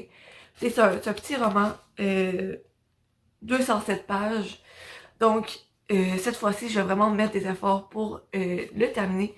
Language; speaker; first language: French; native; French